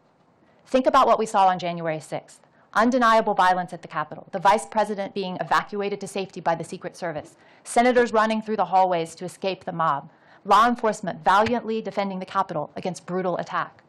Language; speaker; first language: English; native; English